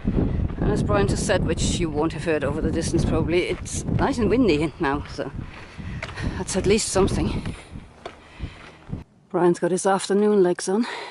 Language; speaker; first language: English; native; English